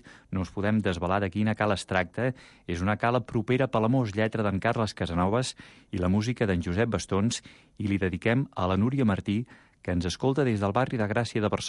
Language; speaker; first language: Catalan; native; Catalan